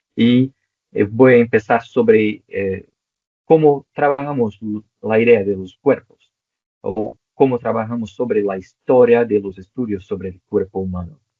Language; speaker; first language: Spanish; non-native, local second language; Portuguese